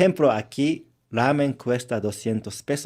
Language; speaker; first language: Spanish; non-native, learner; Japanese